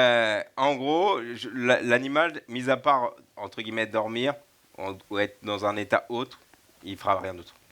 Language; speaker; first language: French; native; French